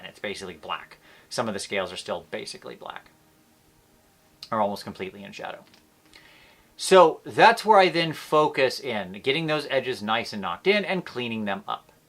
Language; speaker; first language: English; native; English